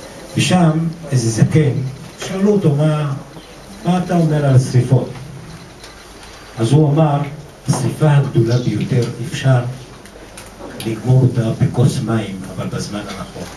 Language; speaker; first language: Hebrew; non-native, local second language; Arabic